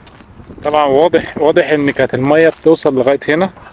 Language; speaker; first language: Arabic; native; Arabic